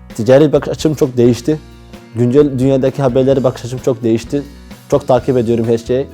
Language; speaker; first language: Turkish; non-native, fluent; Somali